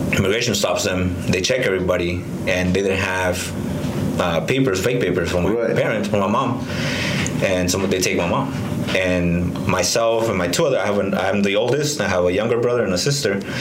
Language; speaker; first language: English; early bilingual, other home language; Spanish